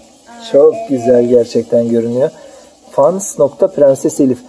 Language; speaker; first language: Turkish; native; Turkish